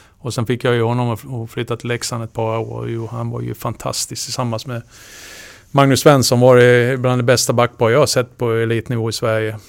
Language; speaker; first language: Swedish; native; Swedish